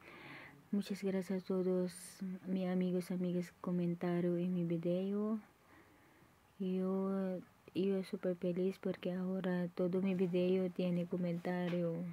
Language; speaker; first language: Spanish; non-native, learner; Filipino